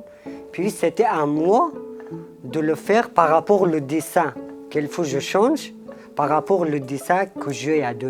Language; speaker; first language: French; non-native, fluent; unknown